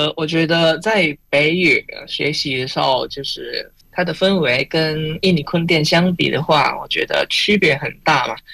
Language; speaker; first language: Chinese; non-native, fluent; Indonesian